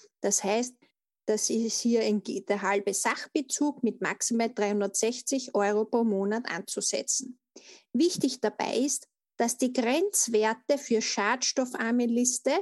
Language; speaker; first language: German; native; German